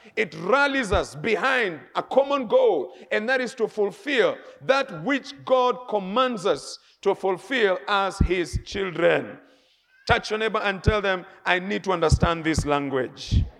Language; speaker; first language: English; non-native, local second language; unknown